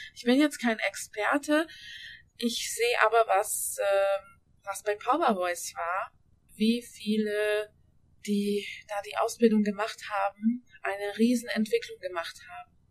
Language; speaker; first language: German; early bilingual, other home language; Hungarian